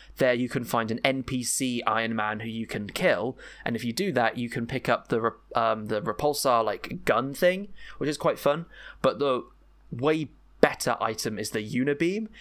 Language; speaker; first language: English; native; English